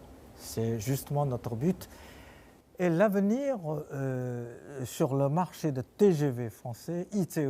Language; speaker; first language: French; non-native, fluent; Chinese